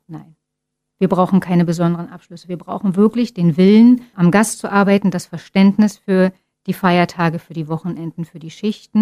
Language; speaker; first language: German; native; German